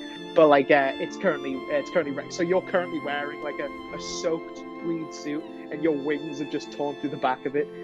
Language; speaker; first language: English; native; English